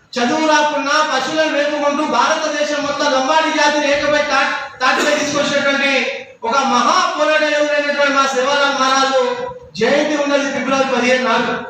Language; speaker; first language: Telugu; non-native, local second language; Lambadi